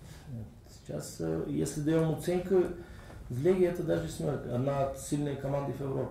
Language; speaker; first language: Russian; non-native, learner; Bulgarian